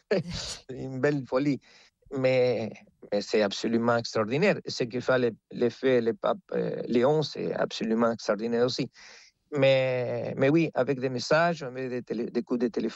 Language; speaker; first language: French; non-native, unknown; Spanish